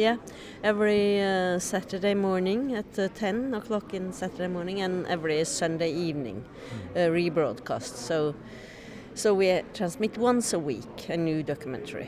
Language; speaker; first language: English; non-native, fluent; Norwegian